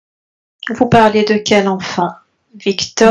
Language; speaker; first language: French; native; French